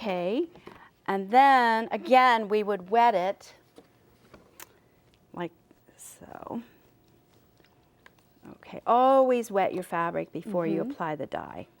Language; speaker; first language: English; native; English